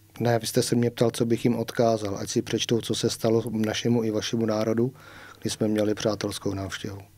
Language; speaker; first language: Czech; native; Czech